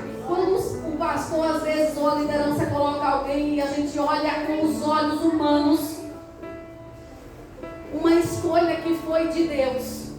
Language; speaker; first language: Portuguese; native; Portuguese